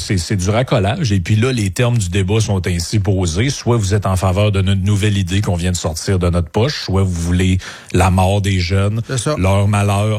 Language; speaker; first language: French; native; French